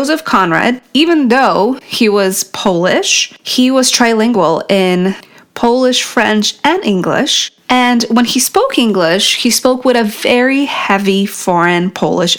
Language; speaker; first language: English; non-native, fluent; Polish